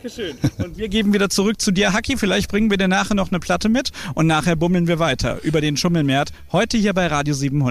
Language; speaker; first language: German; native; German